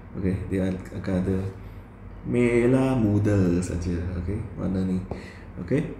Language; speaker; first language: Malay; non-native, local second language; Chinese